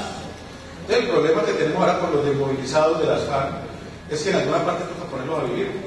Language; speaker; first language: Spanish; native; Spanish